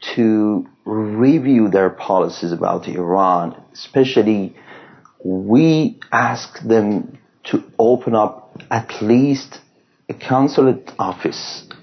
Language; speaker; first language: English; non-native, fluent; Persian